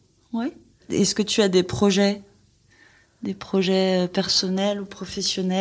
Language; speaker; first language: French; native; French